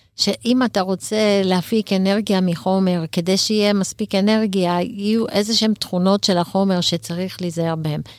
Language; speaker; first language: Hebrew; native; Hebrew